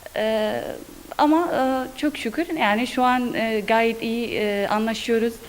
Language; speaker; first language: Turkish; non-native, fluent; Arabic